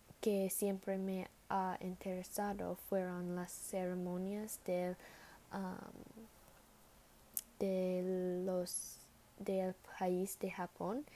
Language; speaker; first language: Spanish; non-native, learner; English